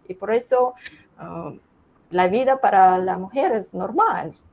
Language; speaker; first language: Spanish; non-native, learner; Russian